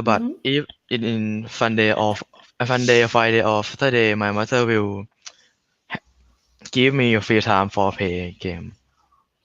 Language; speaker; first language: English; non-native, learner; Thai